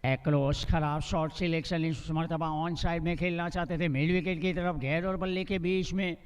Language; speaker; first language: Hindi; non-native, local second language; Gujarati